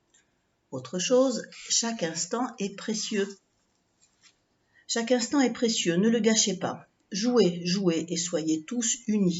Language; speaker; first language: French; native; French